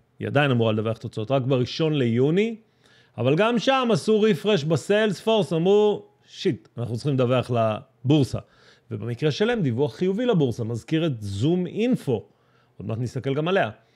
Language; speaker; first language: Hebrew; native; Hebrew